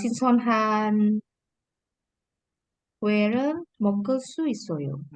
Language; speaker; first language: Korean; non-native, learner; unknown